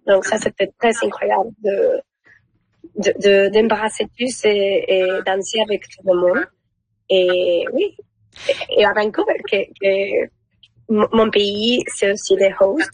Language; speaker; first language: French; non-native, learner; Spanish